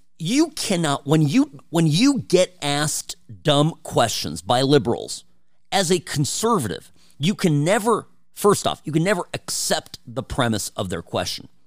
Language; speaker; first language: English; early bilingual, other home language; Czech